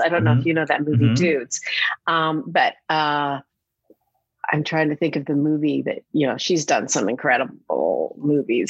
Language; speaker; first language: English; native; English